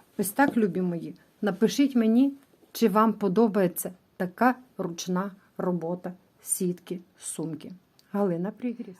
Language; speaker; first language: Ukrainian; native; Ukrainian